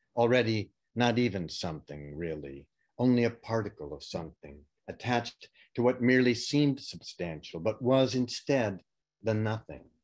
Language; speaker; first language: English; native; English